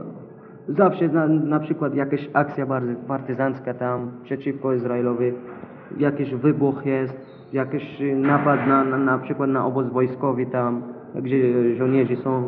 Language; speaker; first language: Polish; non-native, learner; Arabic